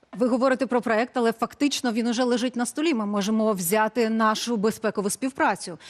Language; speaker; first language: Ukrainian; native; Ukrainian